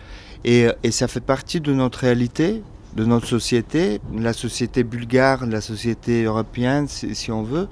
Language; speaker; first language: French; non-native, fluent; Bulgarian